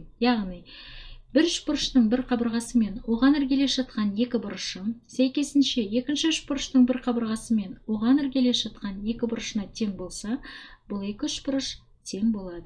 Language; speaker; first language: Kazakh; native; Kazakh